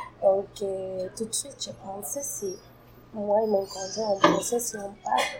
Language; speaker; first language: French; non-native, fluent; Spanish